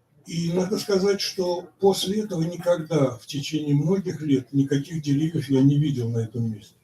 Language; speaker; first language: Russian; native; Russian